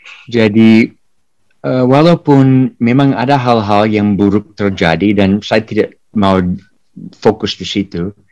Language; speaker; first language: Indonesian; non-native, fluent; English